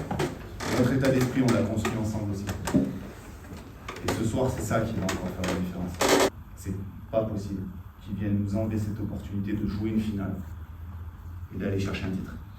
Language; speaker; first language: French; native; French